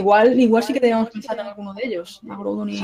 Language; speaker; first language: Spanish; native; Spanish